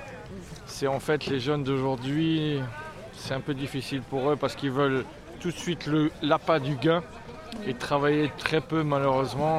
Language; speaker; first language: French; native; French